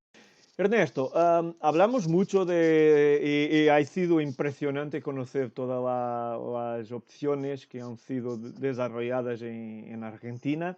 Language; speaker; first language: Spanish; non-native, fluent; Portuguese